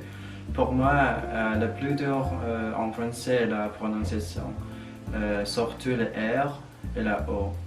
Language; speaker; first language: French; non-native, learner; Indonesian